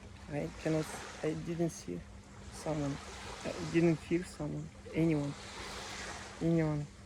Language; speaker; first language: English; non-native, learner; Russian